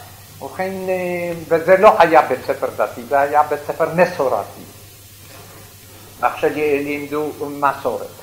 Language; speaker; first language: Hebrew; non-native, fluent; Yiddish